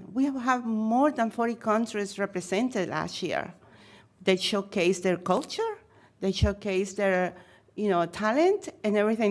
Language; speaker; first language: English; non-native, fluent; Spanish